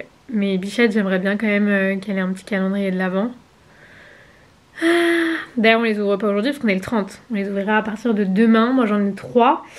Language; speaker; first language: French; native; French